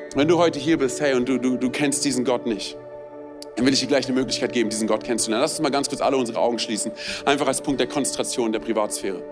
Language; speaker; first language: German; non-native, fluent; Romanian